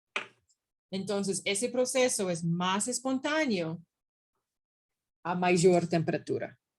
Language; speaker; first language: Spanish; non-native, fluent; English